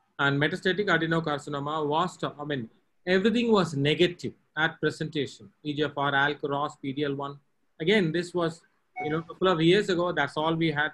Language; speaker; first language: English; non-native, local second language; Tamil